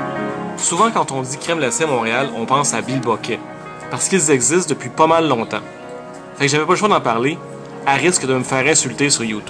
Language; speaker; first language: French; native; French